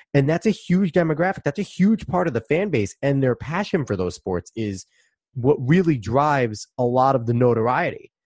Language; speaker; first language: English; native; English